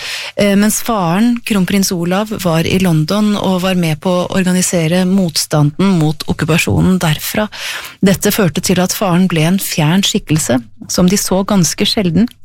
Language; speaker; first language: Norwegian; native; Norwegian